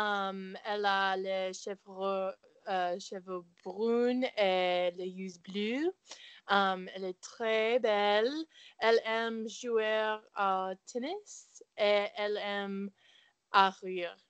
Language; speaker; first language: French; non-native, learner; English